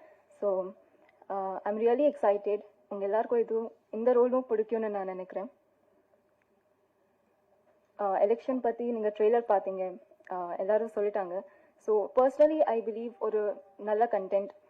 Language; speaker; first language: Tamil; non-native, fluent; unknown